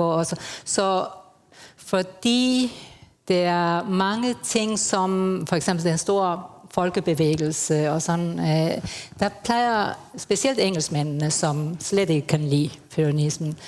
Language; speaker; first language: Danish; non-native, fluent; Spanish